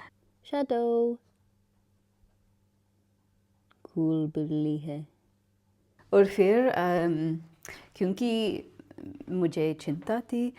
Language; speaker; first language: Hindi; non-native, learner; English